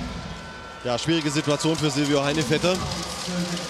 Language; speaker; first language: German; native; German